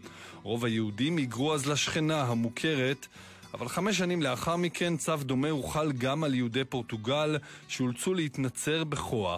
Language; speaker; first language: Hebrew; native; Hebrew